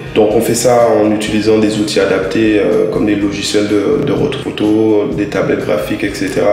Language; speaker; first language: French; native; French